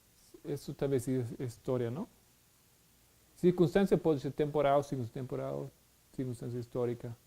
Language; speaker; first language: Portuguese; non-native, fluent; Spanish